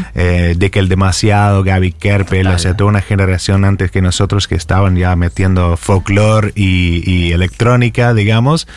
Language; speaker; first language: Spanish; non-native, fluent; English